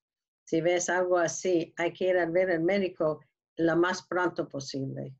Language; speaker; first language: Spanish; non-native, learner; English